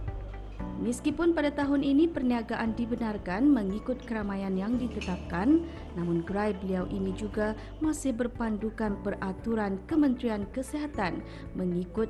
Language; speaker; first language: Malay; native; Malay